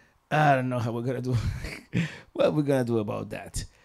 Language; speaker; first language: English; non-native, fluent; Spanish